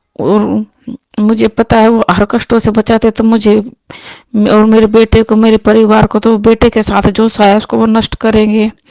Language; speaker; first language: Hindi; non-native, local second language; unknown